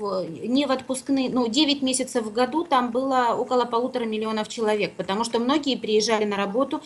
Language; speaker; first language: Russian; native; Russian